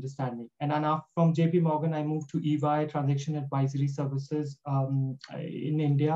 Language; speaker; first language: English; non-native, local second language; Hindi